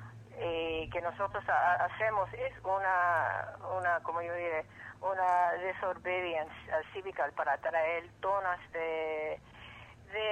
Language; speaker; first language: Spanish; early bilingual, heritage; English